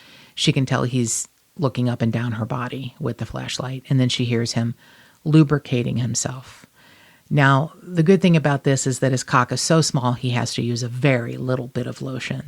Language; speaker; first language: English; native; English